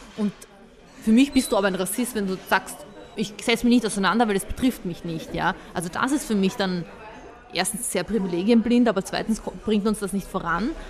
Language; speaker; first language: German; early bilingual, other home language; Bosnian